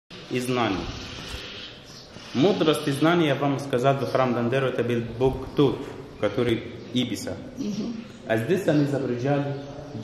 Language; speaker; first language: Russian; non-native, fluent; Arabic